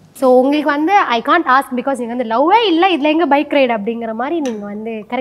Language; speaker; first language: Tamil; native; Tamil